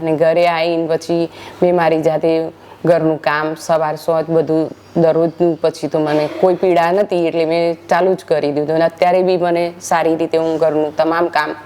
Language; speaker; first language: Gujarati; native; Gujarati